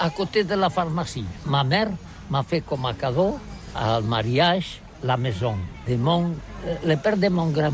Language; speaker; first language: French; non-native, learner; Catalan